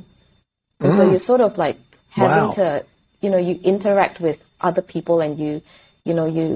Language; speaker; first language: English; native; English